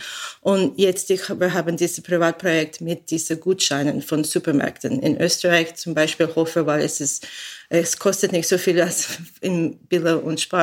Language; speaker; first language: German; non-native, fluent; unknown